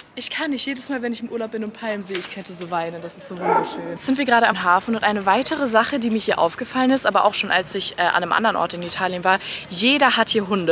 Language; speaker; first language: German; native; German